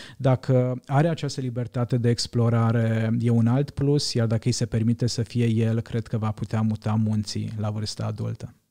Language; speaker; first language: Romanian; non-native, local second language; Hungarian